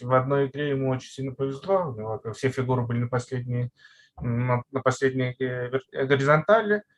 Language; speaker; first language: Russian; native; Russian